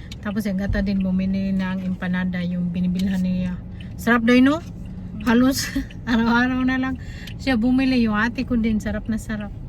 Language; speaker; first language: Filipino; non-native, local second language; Cebuano